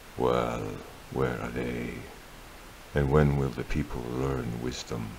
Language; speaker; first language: English; native; English